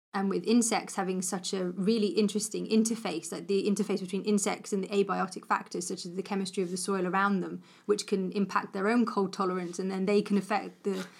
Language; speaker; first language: English; native; English